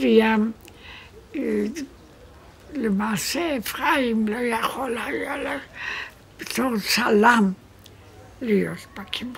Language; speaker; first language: Hebrew; non-native, fluent; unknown